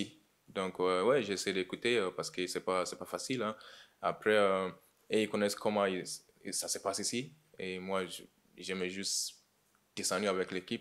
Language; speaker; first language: French; non-native, learner; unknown